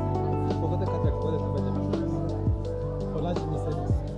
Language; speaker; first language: Japanese; non-native, fluent; Chinese